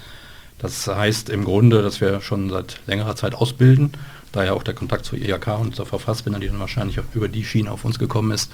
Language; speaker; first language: German; native; German